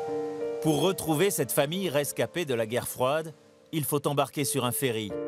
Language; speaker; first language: French; native; French